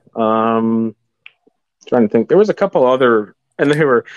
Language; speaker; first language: English; native; English